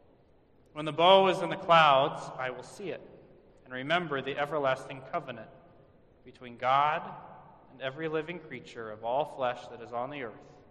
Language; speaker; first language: English; native; English